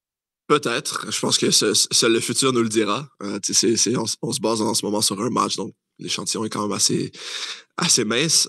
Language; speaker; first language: French; native; French